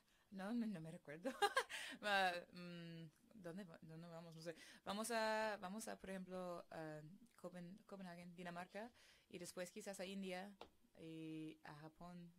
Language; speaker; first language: Spanish; non-native, fluent; English